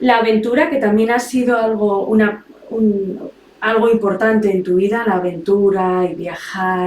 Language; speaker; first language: Spanish; native; Spanish